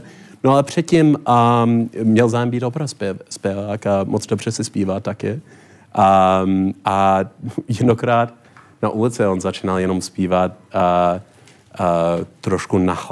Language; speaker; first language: Czech; non-native, learner; English